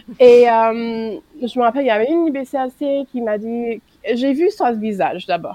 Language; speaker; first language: French; non-native, fluent; English